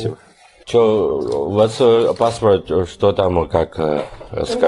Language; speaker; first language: Russian; non-native, learner; Chinese